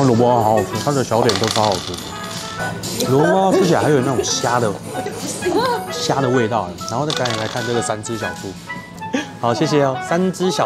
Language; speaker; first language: Chinese; native; Chinese